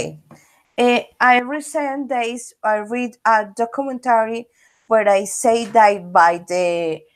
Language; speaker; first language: English; non-native, learner; Spanish